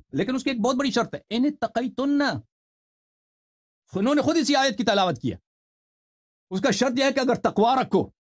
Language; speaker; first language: Urdu; non-native, fluent; Persian